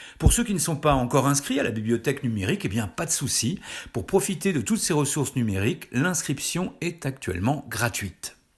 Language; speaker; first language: French; native; French